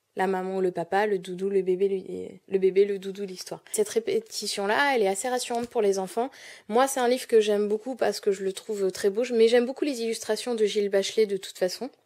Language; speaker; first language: French; native; French